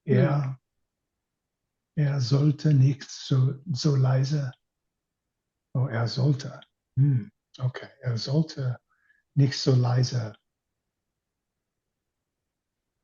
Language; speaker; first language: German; non-native, learner; English